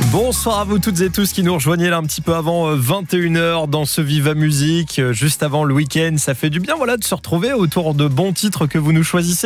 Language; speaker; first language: French; native; French